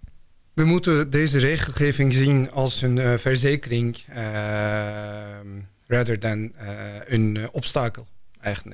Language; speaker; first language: Dutch; non-native, fluent; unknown